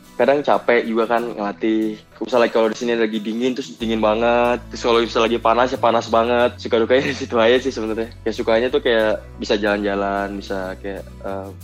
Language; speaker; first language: Indonesian; native; Indonesian